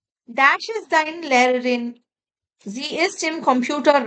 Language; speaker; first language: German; non-native, fluent; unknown